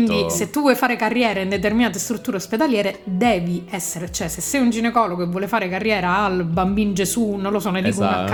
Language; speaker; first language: Italian; native; Italian